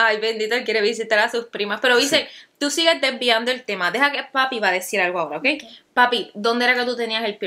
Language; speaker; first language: Spanish; native; Spanish